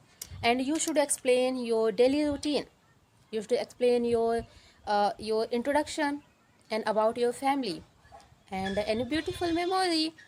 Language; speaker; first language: English; non-native, learner; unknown